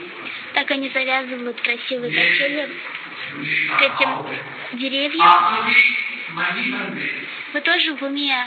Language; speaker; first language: Russian; native; Russian